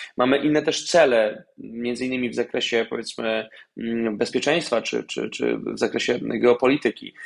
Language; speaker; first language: Polish; native; Polish